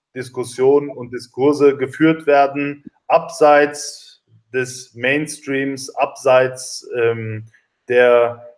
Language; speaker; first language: German; early bilingual, other home language; Turkish